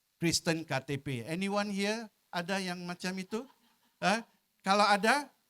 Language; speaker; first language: Malay; non-native, local second language; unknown